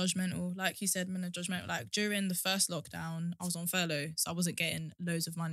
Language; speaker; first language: English; native; English